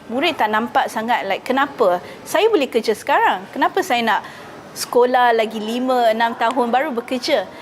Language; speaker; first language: Malay; native; Malay